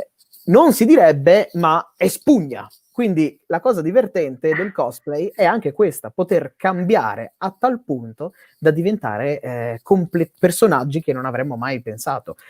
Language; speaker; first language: Italian; native; Italian